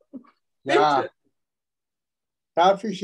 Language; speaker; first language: German; non-native, fluent; Tuvinian